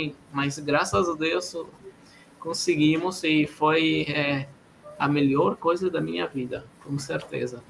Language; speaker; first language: Portuguese; non-native, fluent; Arabic